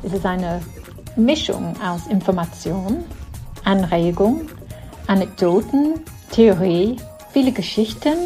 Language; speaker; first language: German; non-native, fluent; English